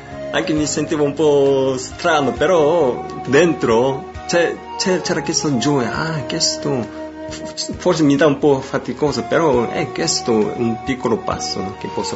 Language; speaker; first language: Italian; non-native, fluent; Korean